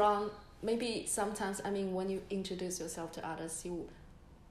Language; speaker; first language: English; non-native, fluent; Chinese